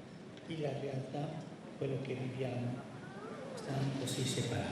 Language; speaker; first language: Italian; early bilingual, heritage; Spanish